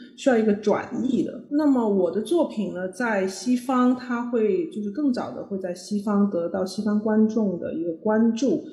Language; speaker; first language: Chinese; native; Chinese